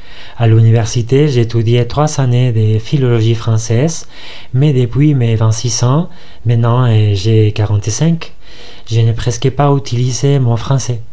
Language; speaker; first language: French; non-native, fluent; Spanish